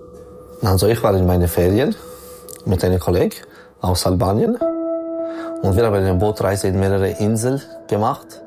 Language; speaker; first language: German; non-native, local second language; French